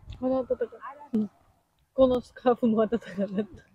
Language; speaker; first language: Japanese; non-native, learner; Georgian